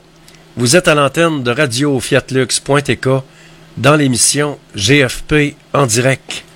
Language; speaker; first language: French; native; French